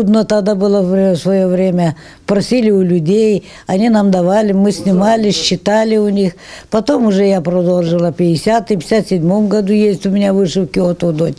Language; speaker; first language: Russian; non-native, local second language; Gagauz